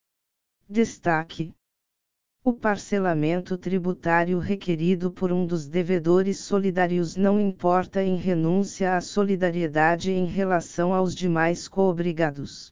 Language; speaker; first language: Portuguese; native; Portuguese